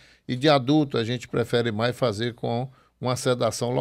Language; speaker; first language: Portuguese; native; Portuguese